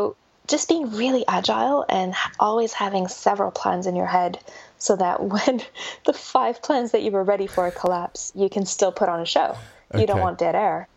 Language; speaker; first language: English; native; English